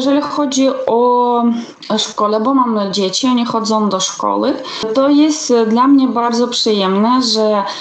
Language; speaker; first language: Polish; non-native, fluent; Ukrainian